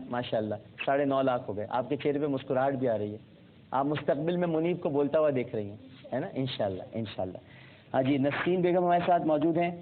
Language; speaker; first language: Urdu; native; Urdu